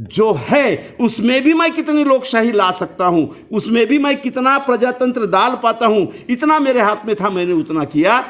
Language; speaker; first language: Hindi; non-native, local second language; Marathi